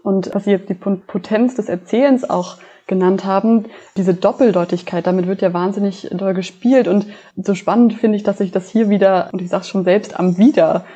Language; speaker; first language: German; native; German